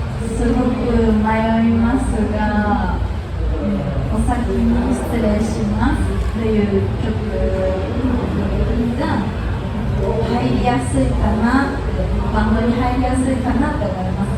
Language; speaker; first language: Japanese; native; Japanese